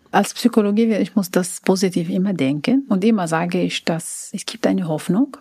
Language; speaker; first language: German; non-native, learner; Arabic